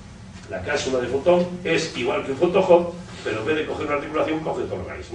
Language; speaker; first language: Spanish; native; Spanish